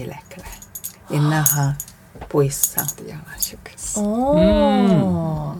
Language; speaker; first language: Swedish; non-native, learner; Chinese